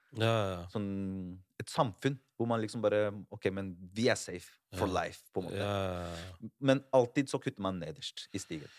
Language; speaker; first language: Norwegian; early bilingual, other home language; Spanish